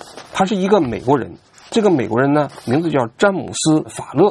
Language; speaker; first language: Chinese; native; Chinese